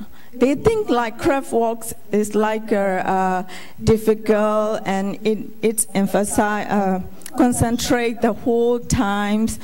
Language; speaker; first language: English; non-native, fluent; Burmese